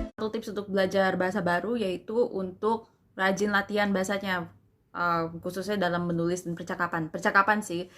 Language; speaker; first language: Indonesian; early bilingual, heritage; English